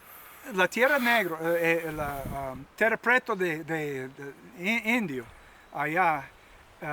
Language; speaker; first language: Spanish; non-native, learner; English